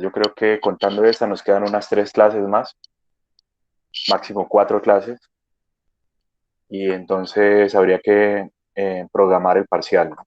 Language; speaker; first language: Spanish; native; Spanish